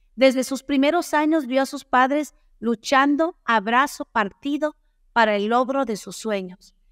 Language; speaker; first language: Spanish; native; Spanish